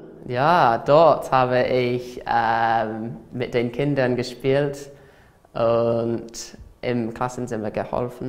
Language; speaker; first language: German; non-native, learner; English